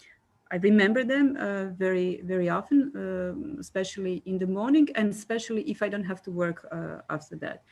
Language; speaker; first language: English; non-native, fluent; Serbian